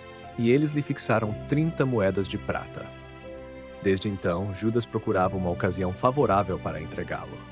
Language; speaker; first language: Portuguese; native; Portuguese